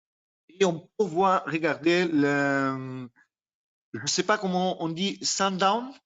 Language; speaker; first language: French; non-native, learner; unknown